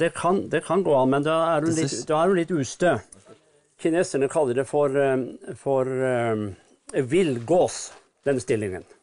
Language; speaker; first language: Norwegian; native; Norwegian